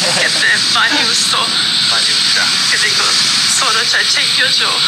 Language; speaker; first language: Korean; non-native, learner; English